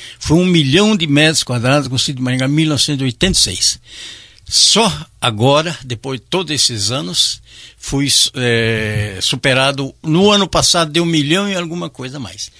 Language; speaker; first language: Portuguese; native; Portuguese